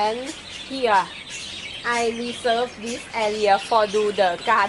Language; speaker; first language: English; non-native, fluent; Thai